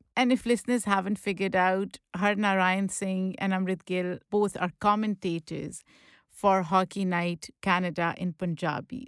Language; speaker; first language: English; non-native, local second language; Pashto